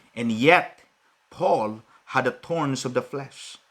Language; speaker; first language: English; non-native, local second language; Filipino